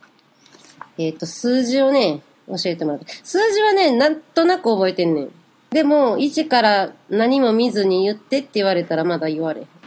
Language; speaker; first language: Japanese; native; Japanese